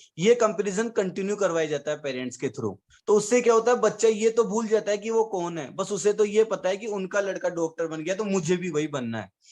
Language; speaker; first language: Hindi; native; Hindi